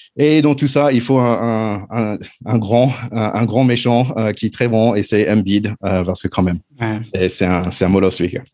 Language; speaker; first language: French; non-native, fluent; English